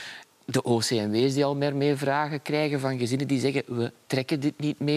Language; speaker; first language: Dutch; native; Dutch